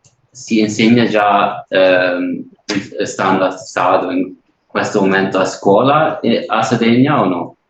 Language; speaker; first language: Italian; non-native, learner; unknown